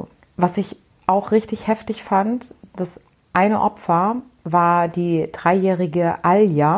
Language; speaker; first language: German; native; German